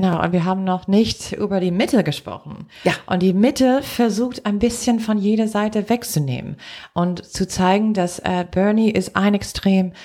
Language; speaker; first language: German; non-native, fluent; English